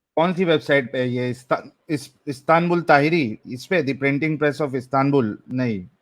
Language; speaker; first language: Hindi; native; Hindi